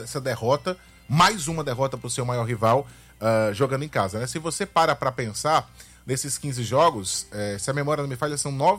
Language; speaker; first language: Portuguese; native; Portuguese